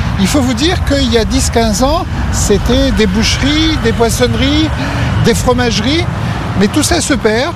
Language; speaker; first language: French; native; French